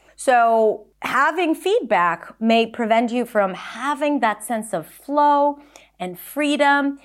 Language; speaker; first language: English; non-native, fluent; Hebrew